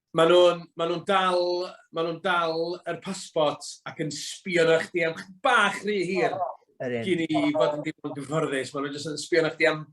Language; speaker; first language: Welsh; native; Welsh